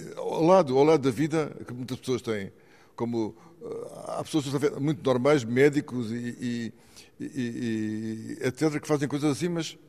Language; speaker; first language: Portuguese; native; Portuguese